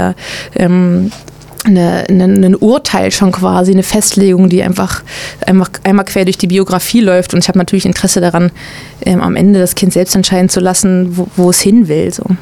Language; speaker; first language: German; native; German